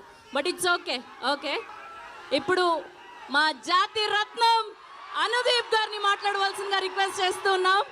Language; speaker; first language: Telugu; native; Telugu